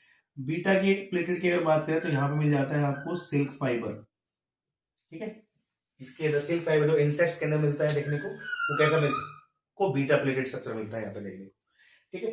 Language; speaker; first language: Hindi; native; Hindi